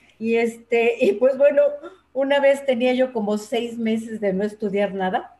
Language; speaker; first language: Spanish; native; Spanish